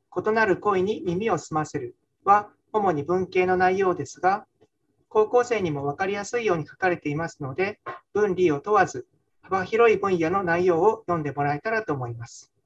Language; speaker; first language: Japanese; native; Japanese